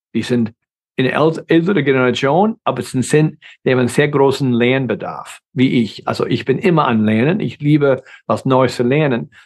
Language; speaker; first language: German; non-native, fluent; English